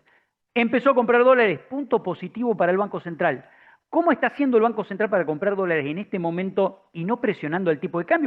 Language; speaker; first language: Spanish; native; Spanish